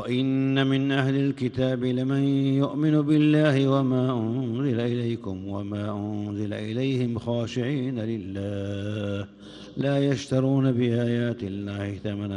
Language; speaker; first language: Arabic; native; Arabic